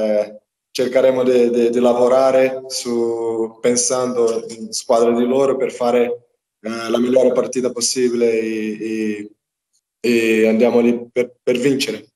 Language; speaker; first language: Italian; non-native, learner; Portuguese